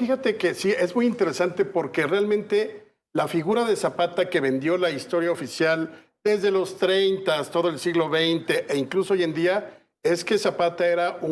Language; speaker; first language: Spanish; native; Spanish